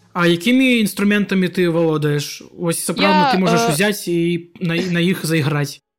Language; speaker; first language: Belarusian; non-native, local second language; Russian